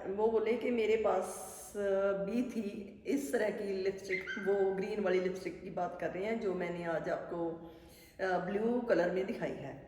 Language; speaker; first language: Hindi; non-native, local second language; Punjabi